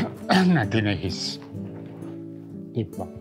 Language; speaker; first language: Greek; non-native, fluent; French